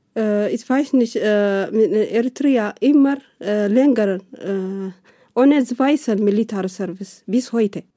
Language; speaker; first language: German; non-native, learner; Tigrinya